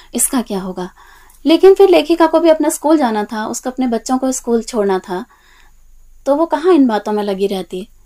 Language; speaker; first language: Hindi; native; Hindi